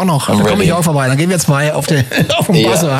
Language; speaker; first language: German; native; German